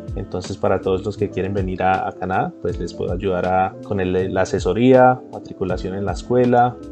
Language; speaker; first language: Spanish; early bilingual, heritage; Spanish